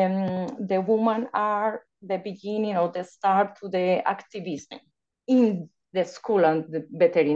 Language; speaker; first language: English; non-native, learner; Spanish